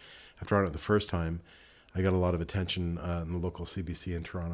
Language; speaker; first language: English; native; English